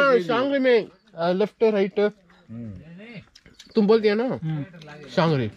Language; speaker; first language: Hindi; non-native, learner; Tamil